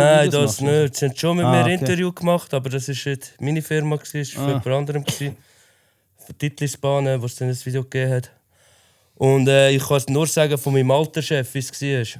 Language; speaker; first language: German; native; German